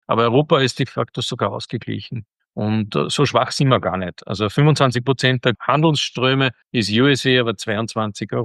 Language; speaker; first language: German; native; German